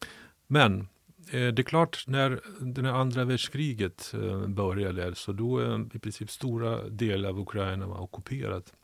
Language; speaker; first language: Swedish; non-native, fluent; Ukrainian